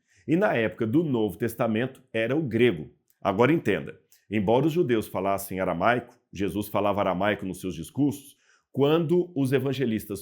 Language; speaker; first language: Portuguese; native; Portuguese